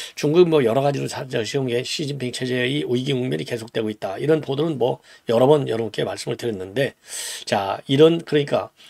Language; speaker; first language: Korean; native; Korean